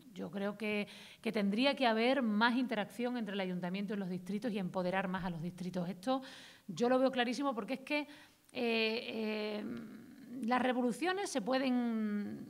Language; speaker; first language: Spanish; native; Spanish